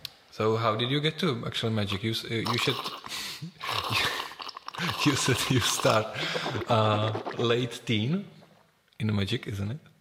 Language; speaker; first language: English; non-native, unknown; Czech